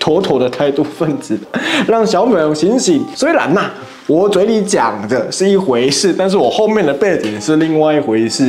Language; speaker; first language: Chinese; native; Chinese